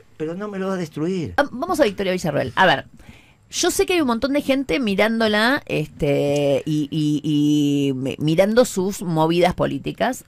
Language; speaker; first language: Spanish; native; Spanish